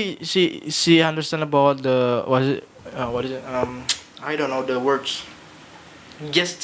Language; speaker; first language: English; non-native, learner; Indonesian